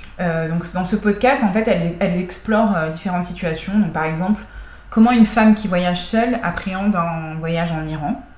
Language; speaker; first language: French; native; French